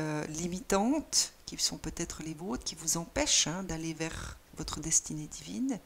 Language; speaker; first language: French; native; French